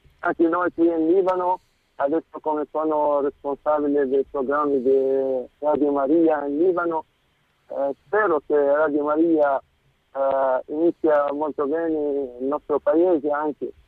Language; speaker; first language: Italian; non-native, fluent; Arabic